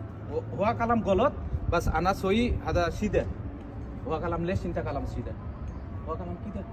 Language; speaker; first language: Arabic; non-native, learner; Bangla